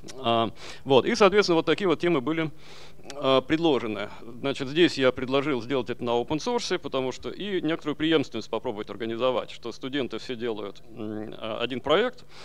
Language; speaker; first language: Russian; native; Russian